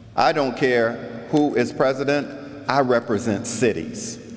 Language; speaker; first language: English; native; English